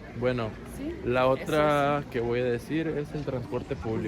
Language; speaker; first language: Spanish; native; Spanish